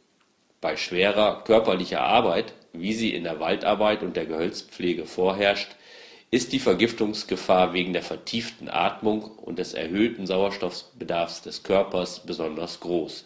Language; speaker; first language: German; native; German